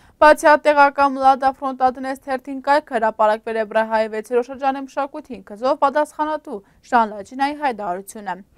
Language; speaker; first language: Armenian; early bilingual, heritage; Armenian